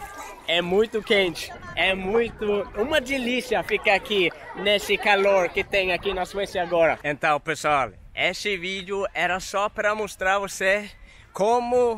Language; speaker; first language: Portuguese; non-native, fluent; Swedish